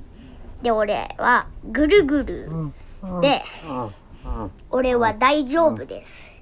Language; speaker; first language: Japanese; non-native, learner; Indonesian